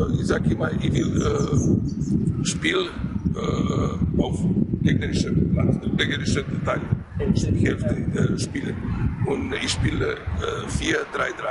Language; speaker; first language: German; non-native, fluent; Croatian